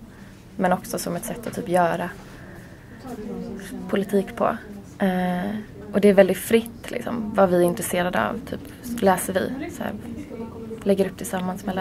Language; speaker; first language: Swedish; native; Swedish